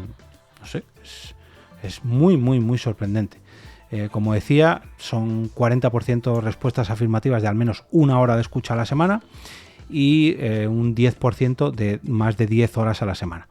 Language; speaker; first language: Spanish; native; Spanish